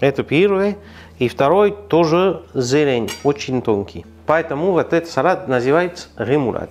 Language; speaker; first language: Russian; non-native, learner; French